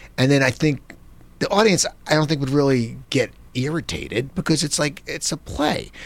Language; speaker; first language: English; native; English